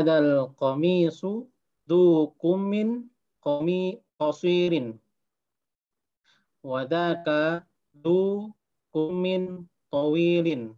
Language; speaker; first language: Arabic; non-native, learner; Indonesian